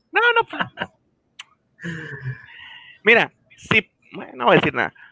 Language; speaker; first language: Spanish; native; Spanish